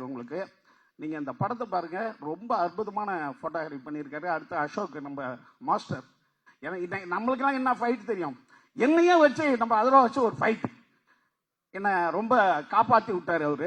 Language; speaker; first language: Tamil; native; Tamil